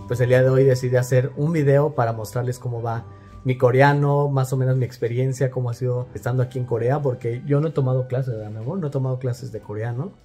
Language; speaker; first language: Spanish; native; Spanish